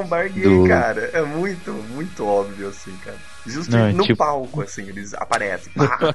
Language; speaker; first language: Portuguese; native; Portuguese